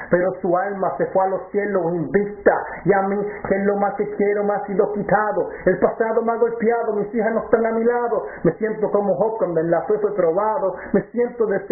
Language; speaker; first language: Spanish; native; Spanish